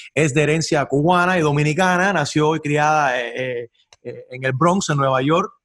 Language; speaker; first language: Spanish; early bilingual, heritage; Spanish